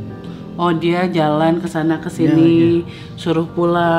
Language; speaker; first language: Indonesian; native; Indonesian